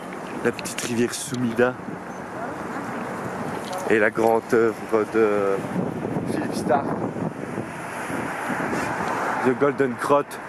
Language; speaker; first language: French; native; French